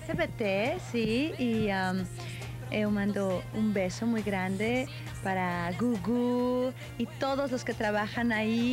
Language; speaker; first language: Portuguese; non-native, learner; Spanish